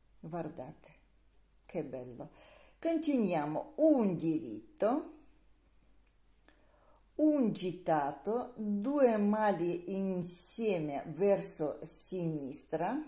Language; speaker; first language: Italian; non-native, learner; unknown